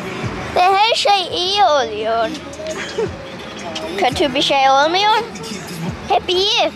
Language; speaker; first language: Turkish; early bilingual, heritage; Turkish